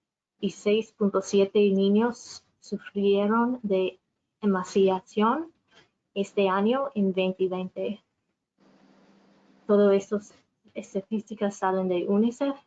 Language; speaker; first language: Spanish; non-native, fluent; English